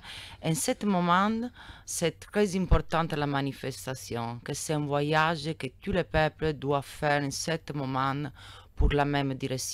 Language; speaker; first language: French; non-native, learner; Italian